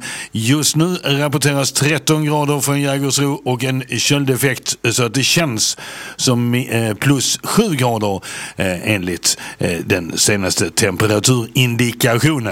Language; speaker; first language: Swedish; native; Swedish